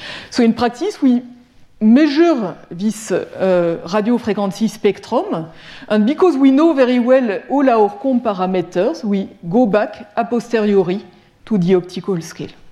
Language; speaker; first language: English; non-native, fluent; French